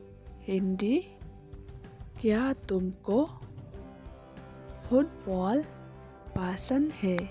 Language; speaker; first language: Hindi; non-native, local second language; Khasi